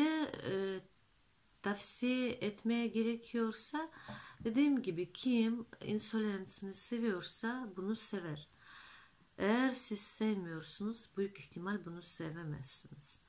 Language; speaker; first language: Turkish; non-native, fluent; Russian